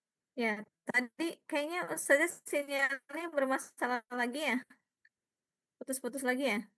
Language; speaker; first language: Indonesian; native; Indonesian